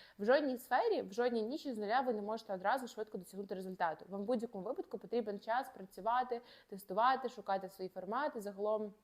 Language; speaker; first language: Ukrainian; native; Ukrainian